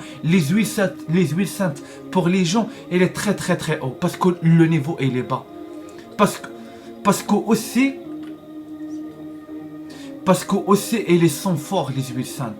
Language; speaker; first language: French; non-native, learner; Arabic